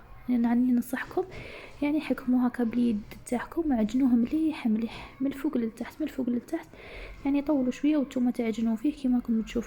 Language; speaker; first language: Arabic; native; Arabic